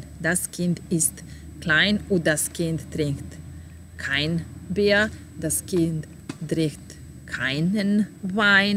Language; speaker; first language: German; non-native, fluent; Serbian